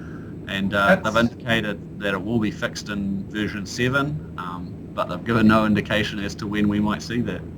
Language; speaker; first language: English; native; English